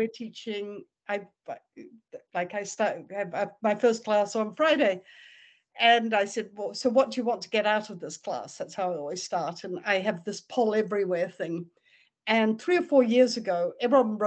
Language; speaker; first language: English; native; English